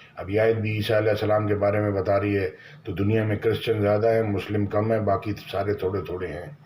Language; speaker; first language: Urdu; native; Urdu